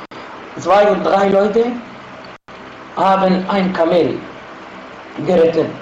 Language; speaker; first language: German; non-native, fluent; Arabic